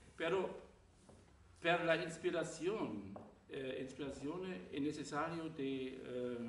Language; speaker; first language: Spanish; non-native, learner; German